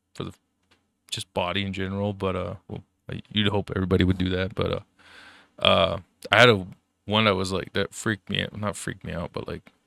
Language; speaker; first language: English; early bilingual, other home language; German